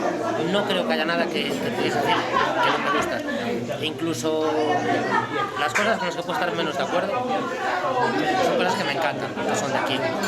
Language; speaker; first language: Spanish; native; Spanish